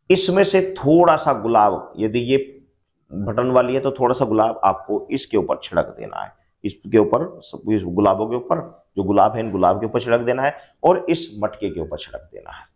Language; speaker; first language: Hindi; native; Hindi